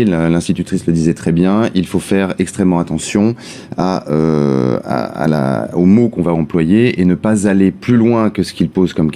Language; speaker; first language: French; native; French